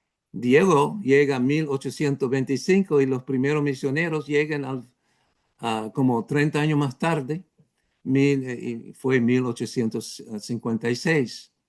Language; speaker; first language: Spanish; non-native, fluent; English